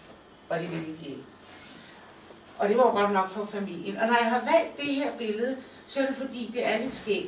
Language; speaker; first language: Danish; native; Danish